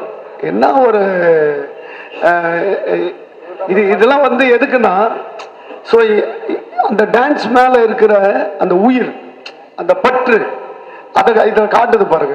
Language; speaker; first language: Tamil; native; Tamil